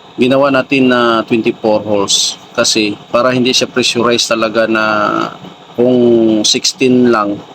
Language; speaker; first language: Filipino; non-native, local second language; Cebuano